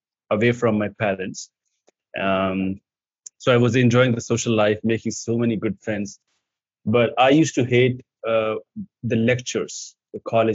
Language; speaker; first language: English; non-native, local second language; Hindi